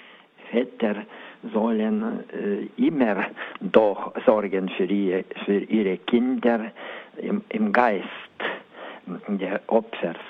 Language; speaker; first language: German; non-native, learner; Lithuanian